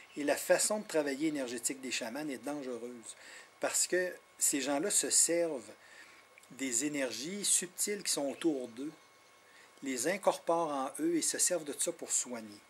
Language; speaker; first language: French; non-native, local second language; Innu-aimun